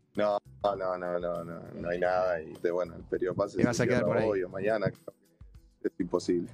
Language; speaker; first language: Spanish; native; Spanish